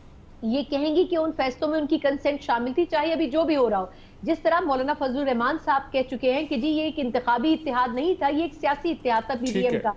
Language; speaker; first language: Urdu; native; Urdu